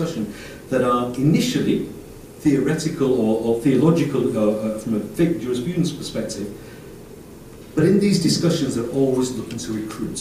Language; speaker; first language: English; native; English